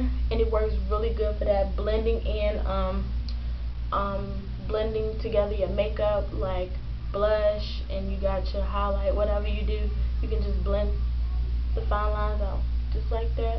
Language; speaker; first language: English; native; English